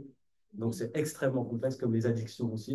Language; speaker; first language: French; native; French